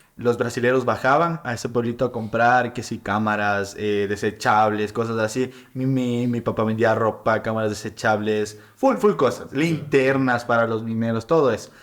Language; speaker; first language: Spanish; native; Spanish